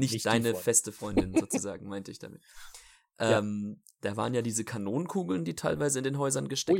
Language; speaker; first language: German; native; German